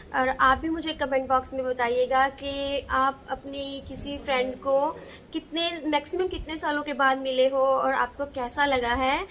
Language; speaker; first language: Hindi; native; Hindi